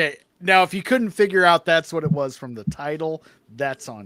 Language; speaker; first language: English; native; English